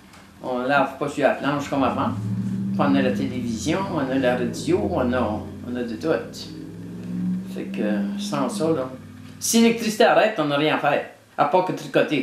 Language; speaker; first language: French; native; French